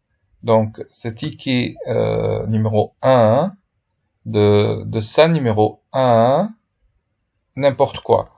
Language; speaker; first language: French; non-native, fluent; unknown